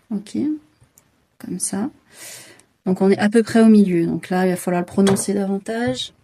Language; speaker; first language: French; native; French